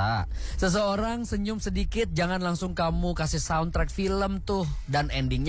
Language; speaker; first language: Indonesian; native; Indonesian